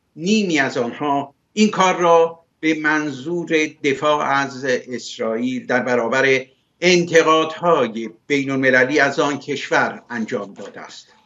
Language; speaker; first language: Persian; native; Persian